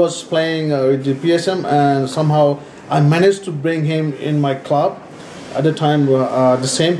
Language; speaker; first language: English; non-native, learner; Nepali